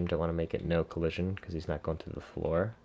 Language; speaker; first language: English; native; English